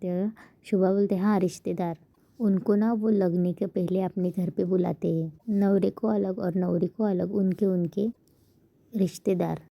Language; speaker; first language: Hindi; non-native, local second language; Marathi